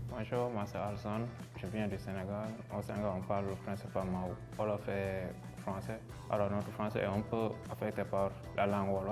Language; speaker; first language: French; non-native, local second language; Wolof